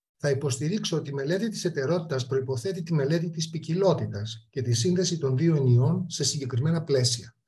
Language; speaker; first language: Greek; native; Greek